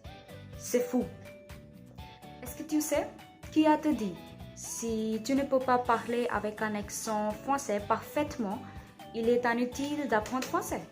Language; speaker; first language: French; non-native, learner; Hindi